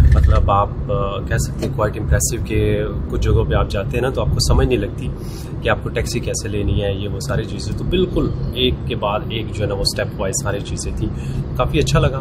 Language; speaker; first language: Hindi; native; Hindi